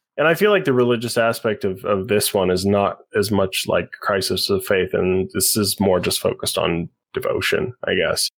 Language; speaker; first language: English; native; English